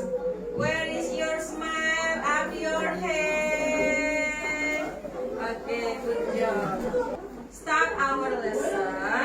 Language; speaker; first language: English; non-native, learner; Indonesian